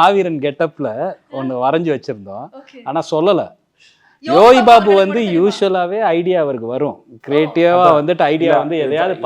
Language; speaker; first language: Tamil; native; Tamil